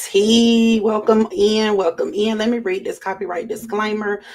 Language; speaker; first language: English; native; English